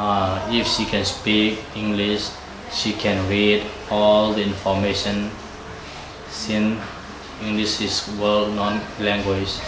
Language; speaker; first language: English; non-native, fluent; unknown